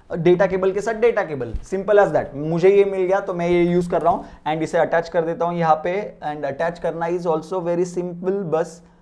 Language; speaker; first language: Hindi; non-native, local second language; Marathi